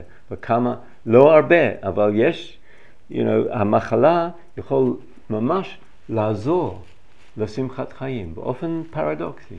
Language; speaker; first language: Hebrew; non-native, fluent; English